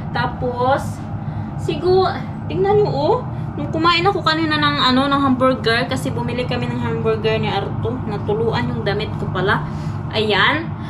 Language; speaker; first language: Filipino; non-native, local second language; Hiligaynon